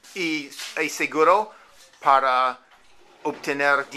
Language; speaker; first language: Spanish; non-native, learner; English